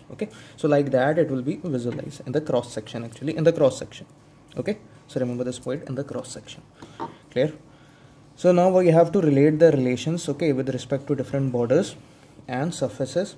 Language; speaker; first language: English; non-native, local second language; Hindi